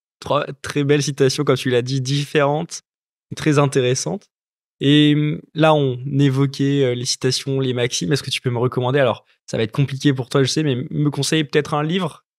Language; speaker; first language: French; native; French